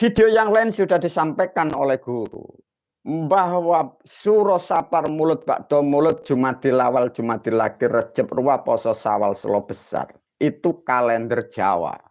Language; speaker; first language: Indonesian; non-native, local second language; Javanese